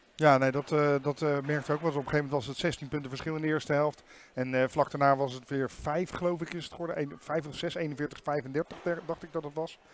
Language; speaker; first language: Dutch; native; Dutch